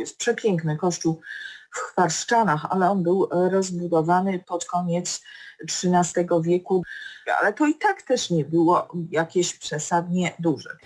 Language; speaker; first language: Polish; native; Polish